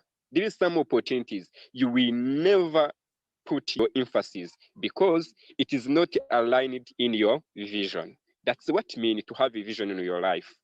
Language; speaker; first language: English; non-native, fluent; Kinyarwanda